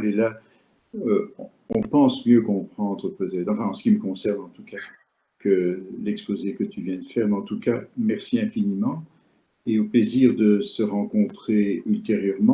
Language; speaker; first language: French; native; French